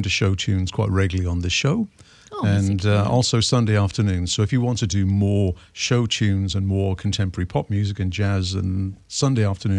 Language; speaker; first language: English; native; English